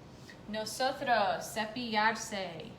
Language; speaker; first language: Spanish; non-native, fluent; English